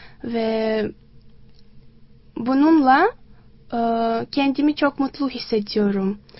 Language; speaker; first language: Turkish; non-native, learner; Tajik